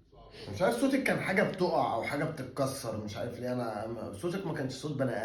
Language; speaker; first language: Arabic; native; Arabic